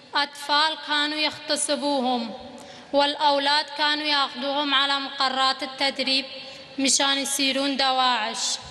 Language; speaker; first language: Arabic; non-native, local second language; Kurdish